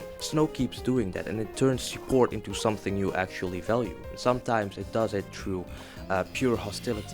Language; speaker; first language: English; non-native, fluent; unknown